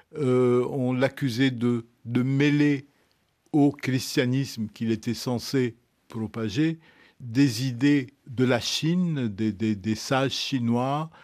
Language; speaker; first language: French; non-native, local second language; Arabic